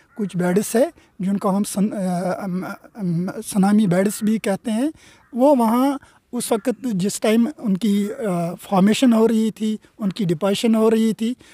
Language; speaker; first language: Urdu; non-native, local second language; Kashmiri